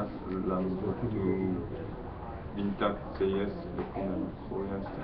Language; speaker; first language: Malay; non-native, learner; Korean